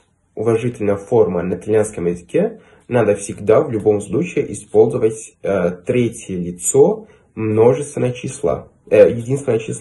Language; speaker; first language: Russian; non-native, fluent; Italian